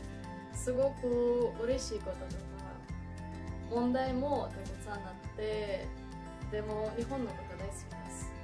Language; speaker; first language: Japanese; non-native, learner; Ukrainian